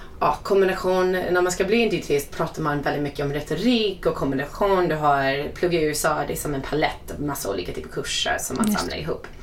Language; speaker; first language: Swedish; non-native, fluent; English